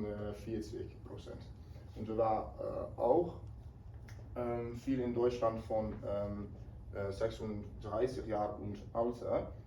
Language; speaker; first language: German; non-native, learner; Dutch